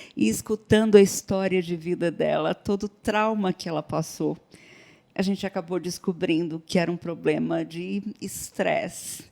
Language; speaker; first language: Portuguese; native; Portuguese